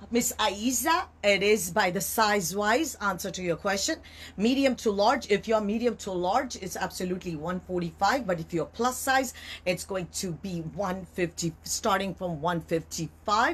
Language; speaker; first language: English; non-native, local second language; Urdu